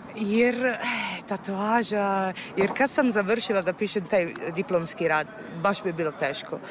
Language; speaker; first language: Serbian; non-native, fluent; Italian